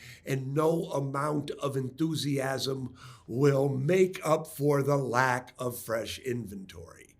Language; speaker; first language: English; native; English